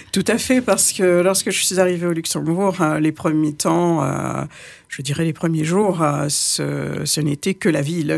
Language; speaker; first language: French; non-native, local second language; Morisyen